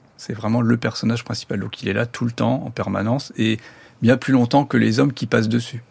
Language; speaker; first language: French; non-native, local second language; German